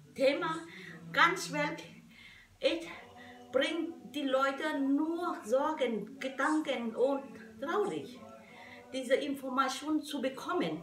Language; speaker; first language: German; non-native, learner; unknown